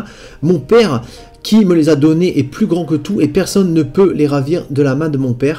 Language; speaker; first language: French; native; French